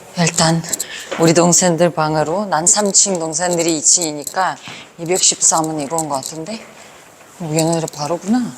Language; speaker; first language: Korean; non-native, fluent; Uzbek